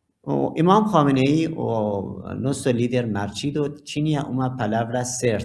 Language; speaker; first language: Portuguese; non-native, learner; Persian